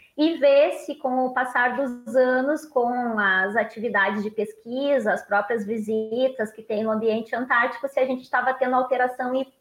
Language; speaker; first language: Portuguese; native; Portuguese